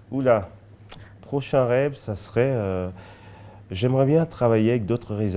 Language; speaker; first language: French; early bilingual, other home language; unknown